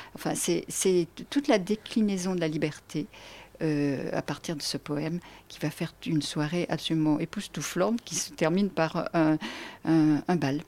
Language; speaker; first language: French; native; French